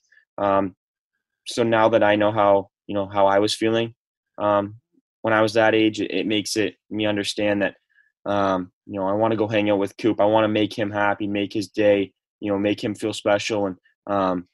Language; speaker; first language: English; native; English